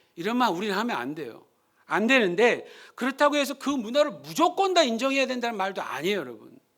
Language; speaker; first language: Korean; early bilingual, heritage; Korean